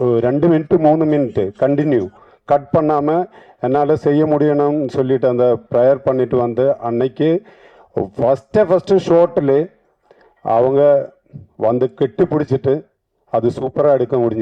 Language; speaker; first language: Tamil; non-native, learner; Malayalam